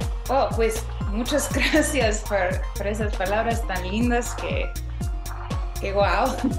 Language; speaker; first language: Spanish; non-native, fluent; English